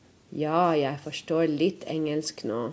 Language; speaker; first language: Norwegian; non-native, learner; English